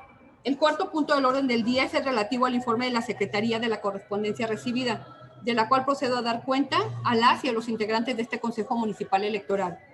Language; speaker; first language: Spanish; native; Spanish